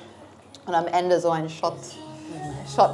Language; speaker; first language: German; non-native, fluent; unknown